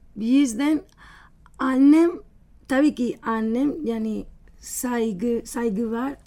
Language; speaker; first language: Turkish; non-native, learner; Spanish